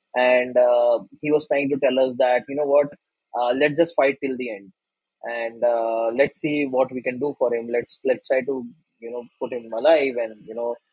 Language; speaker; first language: English; non-native, local second language; Hindi